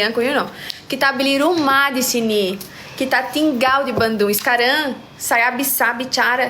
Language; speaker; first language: Indonesian; non-native, learner; Portuguese